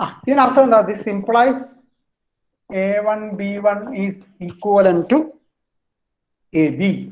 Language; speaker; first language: English; non-native, local second language; Malayalam